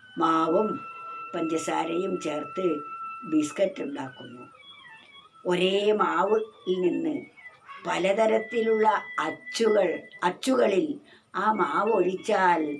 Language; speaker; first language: Malayalam; native; Malayalam